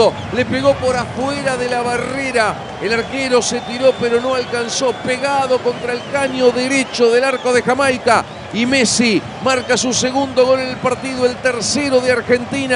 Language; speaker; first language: Spanish; native; Spanish